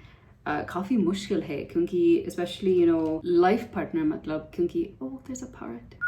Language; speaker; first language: Hindi; non-native, learner; English